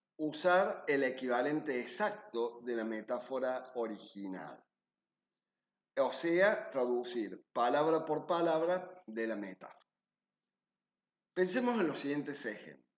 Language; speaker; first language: Spanish; native; Spanish